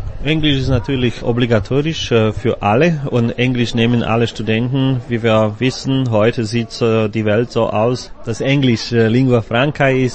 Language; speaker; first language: German; non-native, fluent; Slovak